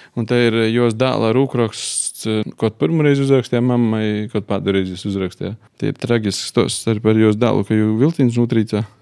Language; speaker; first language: Latvian; native; Latvian